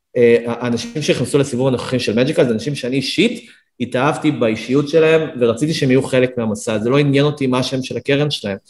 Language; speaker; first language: Hebrew; native; Hebrew